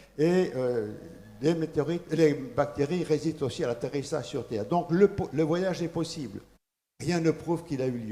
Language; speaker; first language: French; native; French